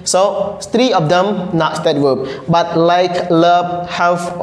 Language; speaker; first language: English; non-native, learner; Khmer